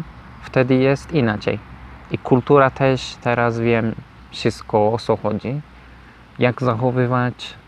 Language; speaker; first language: Polish; non-native, learner; Turkish